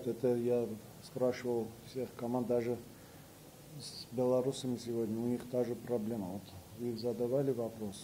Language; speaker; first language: Russian; non-native, fluent; Armenian